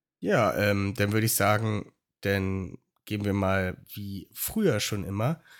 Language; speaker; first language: German; native; German